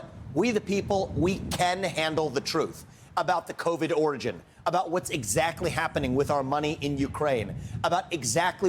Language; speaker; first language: English; native; English